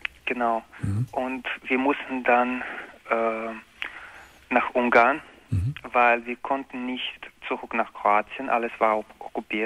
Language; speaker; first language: German; non-native, learner; Croatian